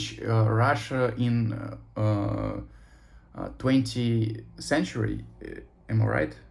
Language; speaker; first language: English; non-native, learner; Russian